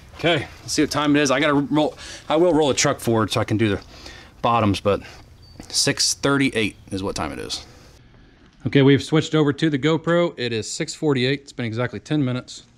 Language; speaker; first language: English; native; English